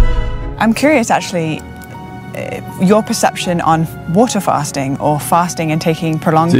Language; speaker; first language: English; native; English